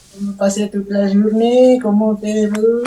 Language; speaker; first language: French; non-native, learner; Tamil